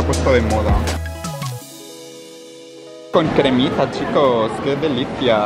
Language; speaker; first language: Spanish; native; Spanish